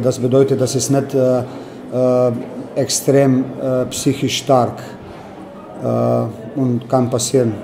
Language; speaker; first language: German; non-native, fluent; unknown